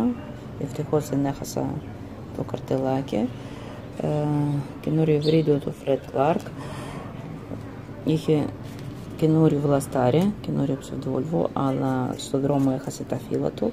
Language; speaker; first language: Greek; non-native, fluent; Russian